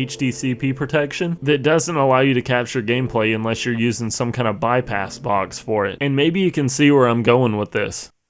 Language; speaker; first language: English; native; English